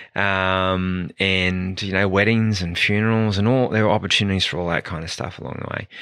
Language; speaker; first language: English; native; English